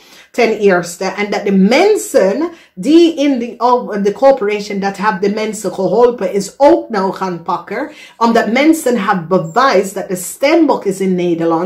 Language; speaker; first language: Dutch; non-native, learner; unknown